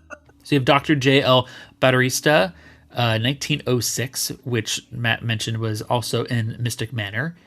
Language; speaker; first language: English; native; English